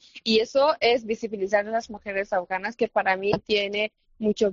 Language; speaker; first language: Spanish; non-native, fluent; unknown